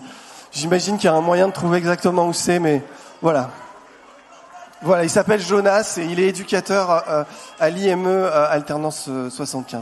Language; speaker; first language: French; native; French